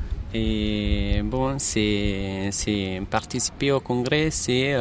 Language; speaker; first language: French; non-native, fluent; Italian